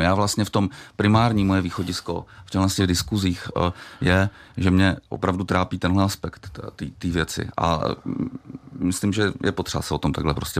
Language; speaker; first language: Czech; native; Czech